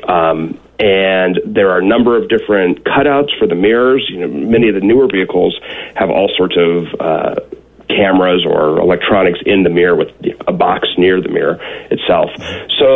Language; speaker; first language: English; native; English